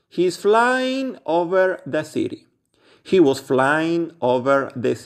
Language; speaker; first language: English; non-native, fluent; Spanish